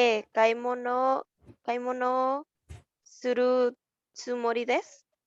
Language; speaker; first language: Japanese; non-native, learner; Spanish